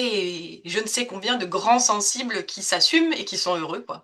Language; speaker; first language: French; native; French